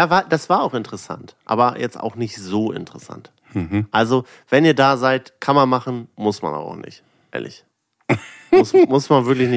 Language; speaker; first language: German; native; German